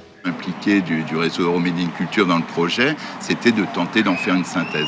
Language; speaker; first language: French; native; French